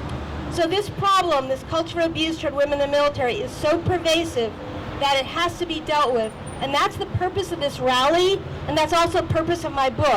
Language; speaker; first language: English; native; English